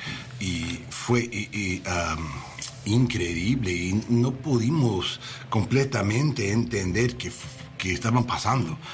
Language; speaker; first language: Spanish; non-native, learner; English